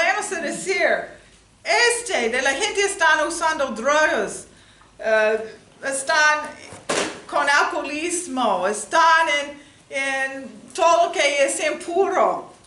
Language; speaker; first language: Spanish; non-native, learner; English